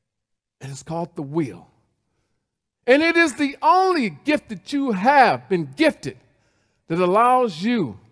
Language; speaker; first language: English; native; English